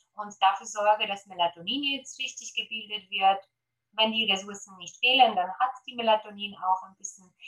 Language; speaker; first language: German; non-native, fluent; Polish